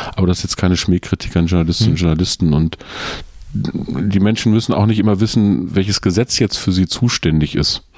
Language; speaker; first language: German; native; German